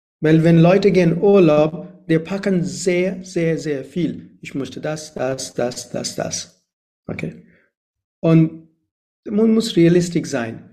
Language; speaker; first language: German; non-native, learner; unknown